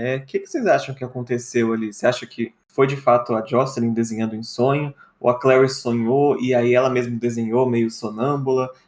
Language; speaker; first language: Portuguese; native; Portuguese